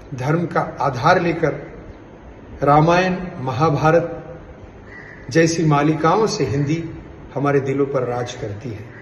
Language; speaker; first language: Hindi; non-native, local second language; Marathi